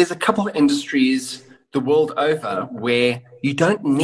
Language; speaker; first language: English; native; English